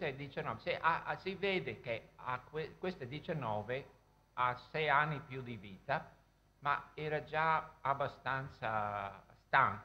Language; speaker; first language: Italian; non-native, fluent; English